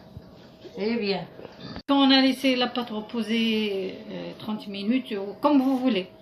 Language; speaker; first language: French; non-native, local second language; Arabic